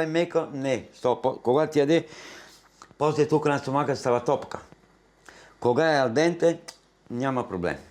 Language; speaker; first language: Bulgarian; non-native, learner; Italian